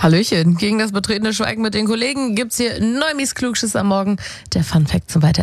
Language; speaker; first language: German; native; German